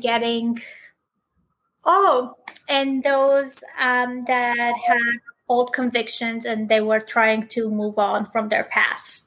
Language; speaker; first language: English; non-native, fluent; Armenian